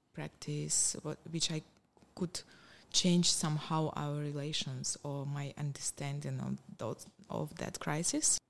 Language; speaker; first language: English; non-native, fluent; Ukrainian